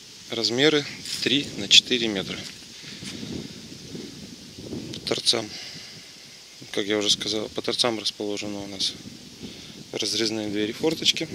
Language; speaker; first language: Russian; native; Russian